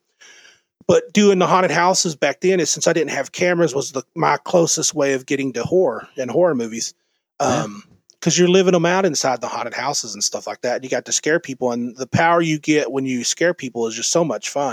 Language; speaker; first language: English; native; English